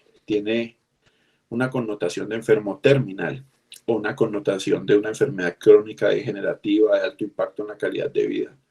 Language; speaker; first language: Spanish; native; Spanish